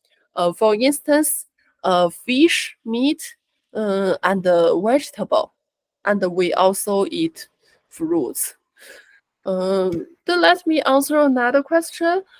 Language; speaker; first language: English; non-native, learner; Chinese